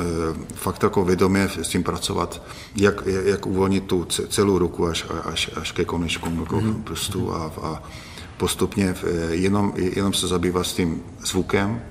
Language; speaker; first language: Czech; non-native, fluent; Hungarian